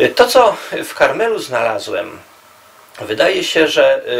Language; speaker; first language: Polish; native; Polish